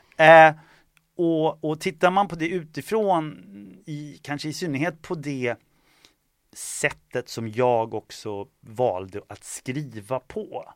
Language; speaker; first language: Swedish; early bilingual, other home language; Estonian